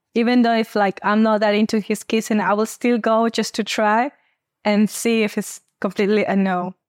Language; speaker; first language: English; non-native, fluent; Spanish